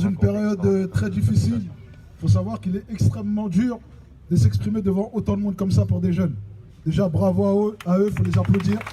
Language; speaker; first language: French; native; French